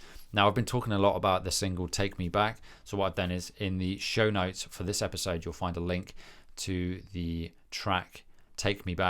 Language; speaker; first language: English; native; English